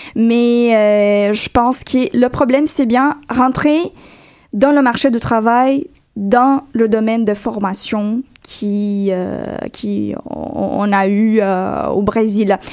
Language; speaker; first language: French; non-native, fluent; Portuguese